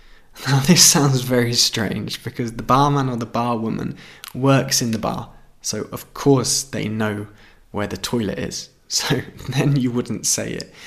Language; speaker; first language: English; native; English